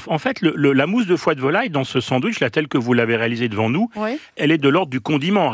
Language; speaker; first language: French; native; French